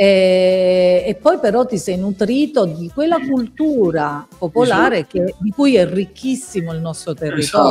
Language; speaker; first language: Italian; native; Italian